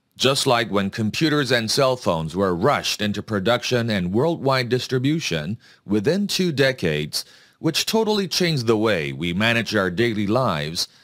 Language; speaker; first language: English; non-native, fluent; Korean